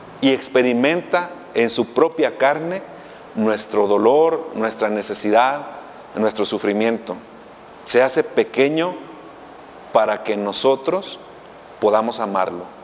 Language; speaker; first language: Spanish; native; Spanish